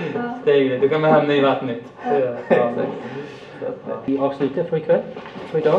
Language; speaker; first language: Swedish; non-native, fluent; English